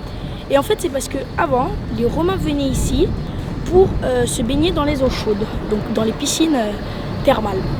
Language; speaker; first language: French; native; French